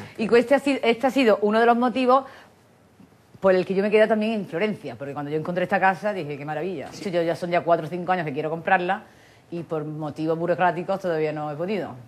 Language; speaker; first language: Spanish; native; Spanish